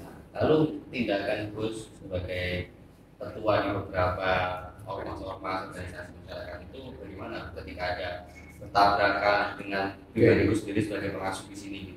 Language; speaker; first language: Indonesian; native; Indonesian